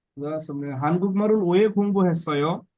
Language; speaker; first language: Korean; non-native, learner; Bangla